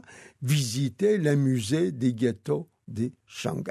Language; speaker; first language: French; non-native, fluent; Yiddish